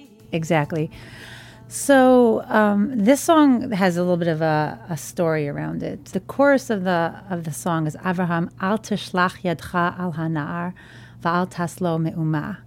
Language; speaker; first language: English; native; English